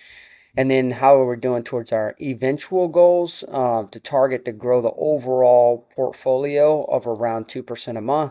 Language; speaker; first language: English; native; English